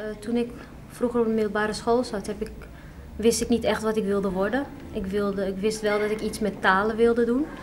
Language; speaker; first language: Dutch; early bilingual, other home language; Arabic